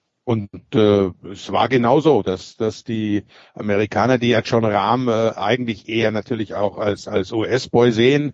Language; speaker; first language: German; native; German